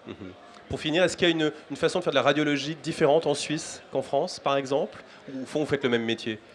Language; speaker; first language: French; native; French